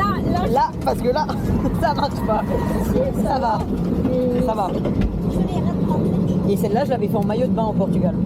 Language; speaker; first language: French; native; French